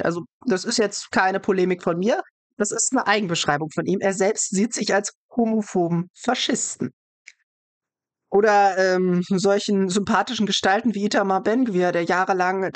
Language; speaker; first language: German; native; German